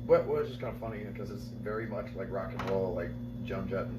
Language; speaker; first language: English; native; English